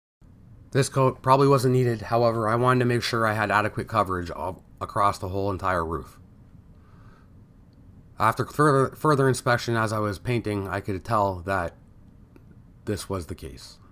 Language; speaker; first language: English; native; English